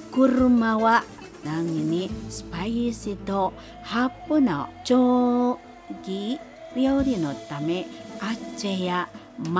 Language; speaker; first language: Japanese; non-native, fluent; Indonesian